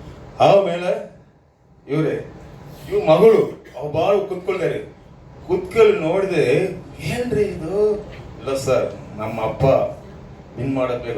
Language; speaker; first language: Kannada; non-native, learner; Tamil